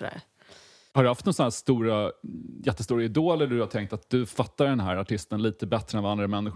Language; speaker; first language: Swedish; native; Swedish